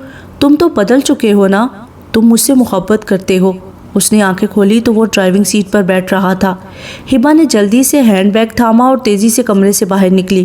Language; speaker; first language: Urdu; native; Urdu